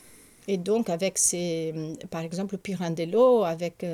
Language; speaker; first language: French; non-native, fluent; Italian